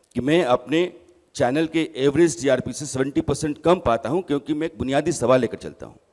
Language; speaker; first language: Hindi; native; Hindi